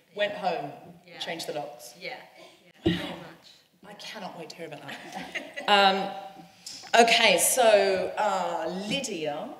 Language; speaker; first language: English; native; English